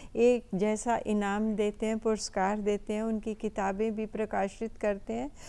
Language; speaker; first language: Hindi; non-native, local second language; Punjabi